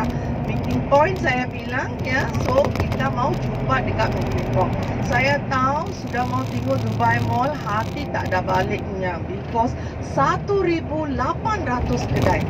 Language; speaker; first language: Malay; non-native, local second language; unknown